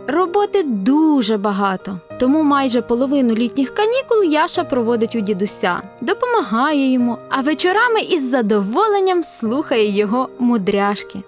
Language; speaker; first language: Ukrainian; native; Ukrainian